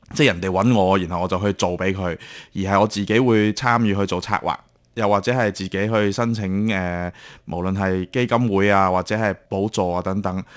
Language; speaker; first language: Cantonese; native; Cantonese